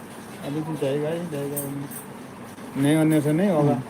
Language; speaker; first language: Hindi; non-native, local second language; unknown